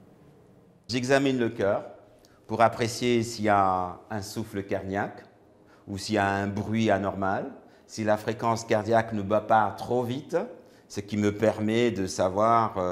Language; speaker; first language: French; native; French